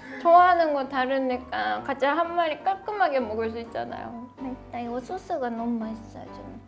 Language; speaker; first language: Korean; non-native, fluent; Japanese